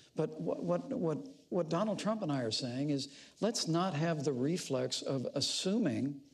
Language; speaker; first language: English; native; English